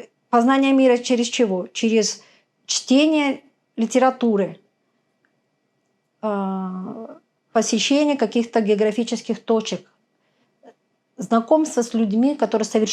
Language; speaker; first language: Russian; native; Russian